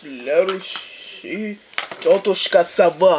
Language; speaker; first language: Russian; early bilingual, heritage; Russian